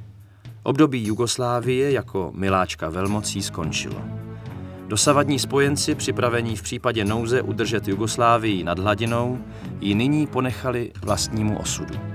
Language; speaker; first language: Czech; native; Czech